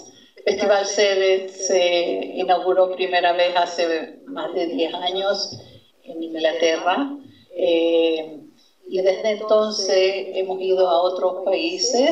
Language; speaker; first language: Spanish; non-native, fluent; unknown